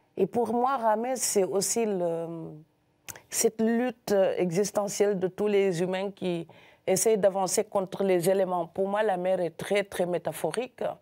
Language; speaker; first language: French; non-native, local second language; Serer